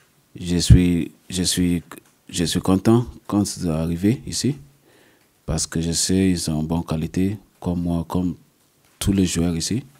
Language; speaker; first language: French; non-native, learner; English